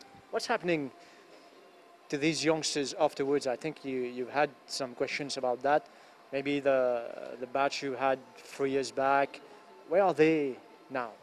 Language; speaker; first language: English; non-native, local second language; Morisyen